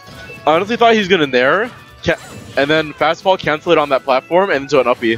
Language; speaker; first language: English; native; English